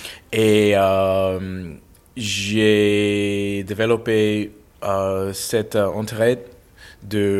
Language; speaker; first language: French; non-native, fluent; English